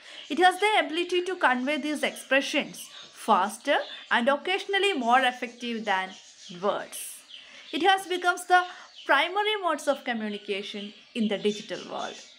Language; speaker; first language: English; non-native, local second language; Malayalam